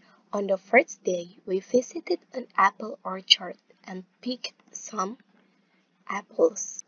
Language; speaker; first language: English; non-native, fluent; Indonesian